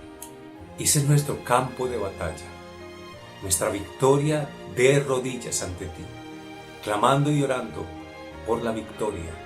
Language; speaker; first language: Spanish; native; Spanish